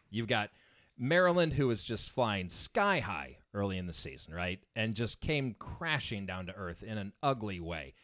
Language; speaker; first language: English; native; English